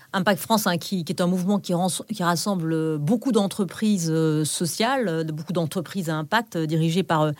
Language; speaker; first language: French; native; French